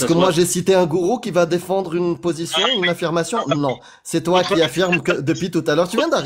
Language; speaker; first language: French; native; French